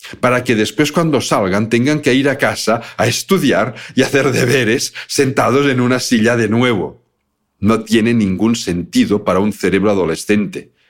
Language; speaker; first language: Spanish; native; Spanish